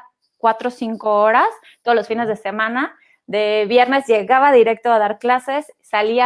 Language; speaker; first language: Spanish; native; Spanish